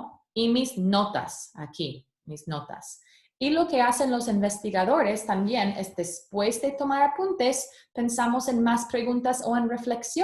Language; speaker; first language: Spanish; early bilingual, heritage; Spanish